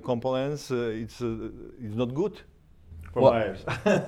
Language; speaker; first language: English; non-native, learner; Slovak